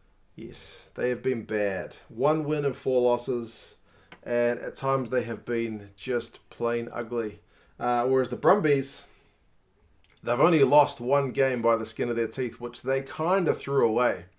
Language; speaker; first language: English; native; English